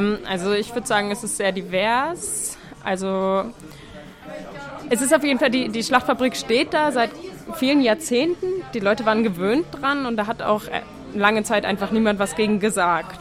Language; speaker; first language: German; native; German